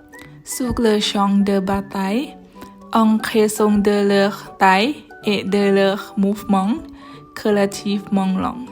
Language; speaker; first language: French; non-native, learner; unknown